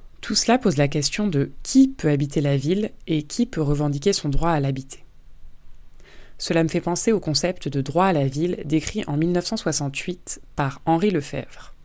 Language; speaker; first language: French; native; French